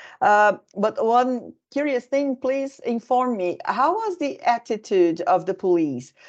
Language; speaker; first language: English; non-native, fluent; Portuguese